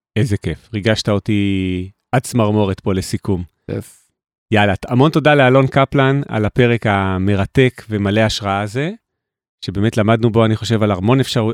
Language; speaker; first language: Hebrew; native; Hebrew